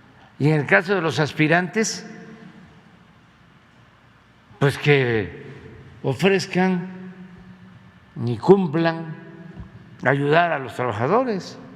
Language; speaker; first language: Spanish; native; Spanish